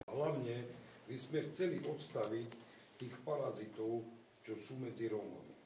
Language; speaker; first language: Slovak; non-native, local second language; Romany